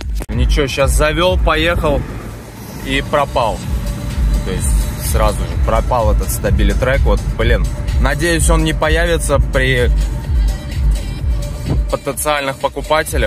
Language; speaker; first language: Russian; native; Russian